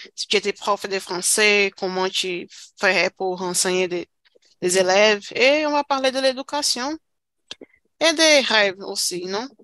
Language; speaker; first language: French; non-native, fluent; Portuguese